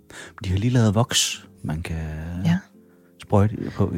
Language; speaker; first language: Danish; native; Danish